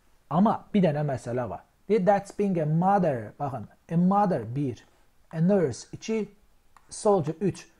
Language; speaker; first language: English; non-native, fluent; Azerbaijani